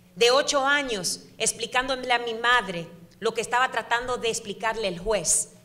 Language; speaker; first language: Spanish; early bilingual, heritage; Spanish